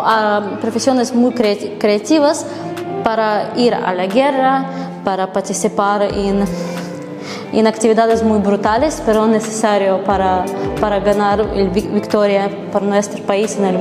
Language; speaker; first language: Spanish; non-native, fluent; Ukrainian